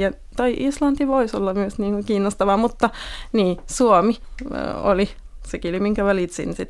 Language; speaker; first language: Finnish; non-native, fluent; French